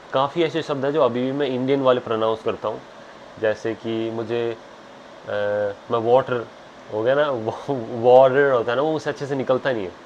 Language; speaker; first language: Hindi; native; Hindi